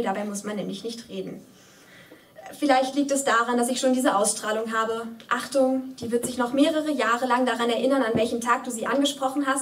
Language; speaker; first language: German; native; German